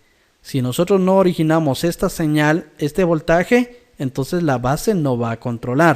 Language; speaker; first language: Spanish; native; Spanish